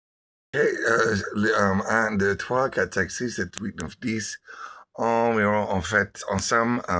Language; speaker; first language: French; non-native, learner; English